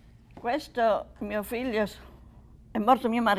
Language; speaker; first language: Italian; early bilingual, heritage; Italian